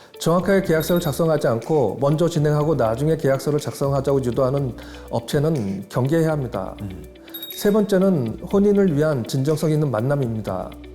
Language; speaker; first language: Korean; native; Korean